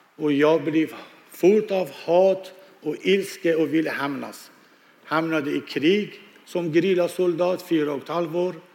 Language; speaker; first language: Swedish; non-native, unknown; Persian